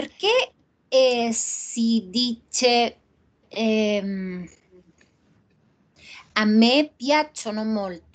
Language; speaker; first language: Italian; non-native, learner; Spanish